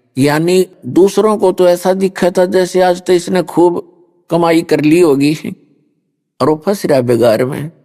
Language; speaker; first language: Hindi; native; Hindi